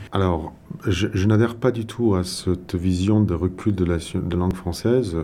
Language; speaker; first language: French; non-native, local second language; Tamil